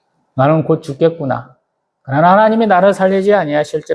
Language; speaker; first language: Korean; native; Korean